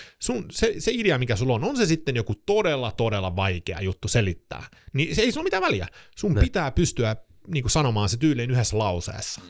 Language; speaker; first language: Finnish; early bilingual, heritage; Finnish